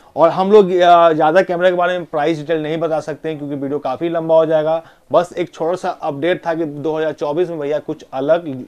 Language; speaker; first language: Hindi; native; Hindi